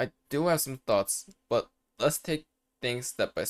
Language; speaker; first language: English; native; English